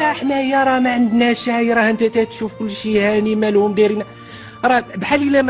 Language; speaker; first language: Arabic; native; Arabic